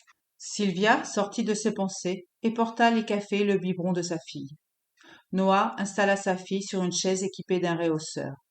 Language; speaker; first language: French; native; French